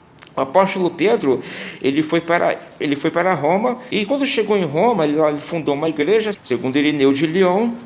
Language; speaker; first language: Portuguese; native; Portuguese